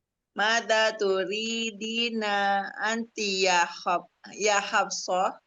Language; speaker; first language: Arabic; non-native, learner; Indonesian